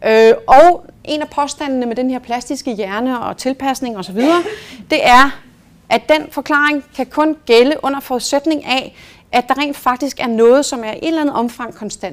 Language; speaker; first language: Danish; native; Danish